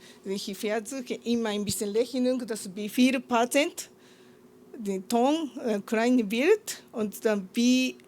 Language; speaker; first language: German; non-native, learner; Japanese